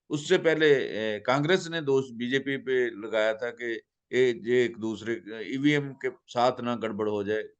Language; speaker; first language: Hindi; non-native, local second language; Punjabi